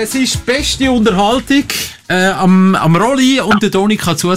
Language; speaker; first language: German; native; German